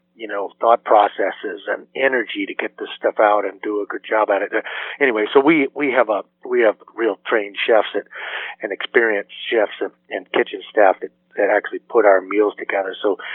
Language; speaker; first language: English; native; English